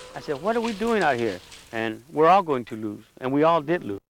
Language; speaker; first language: English; native; English